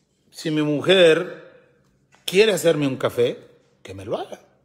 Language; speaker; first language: Spanish; early bilingual, heritage; Spanish